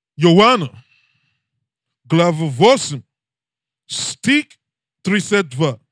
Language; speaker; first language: Russian; non-native, learner; English